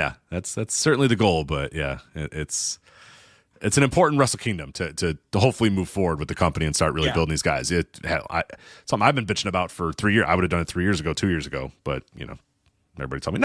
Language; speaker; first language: English; native; English